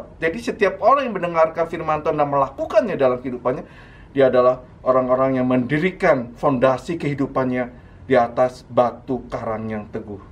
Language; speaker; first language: Indonesian; native; Indonesian